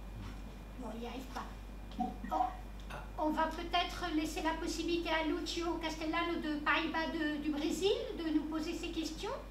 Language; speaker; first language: French; native; French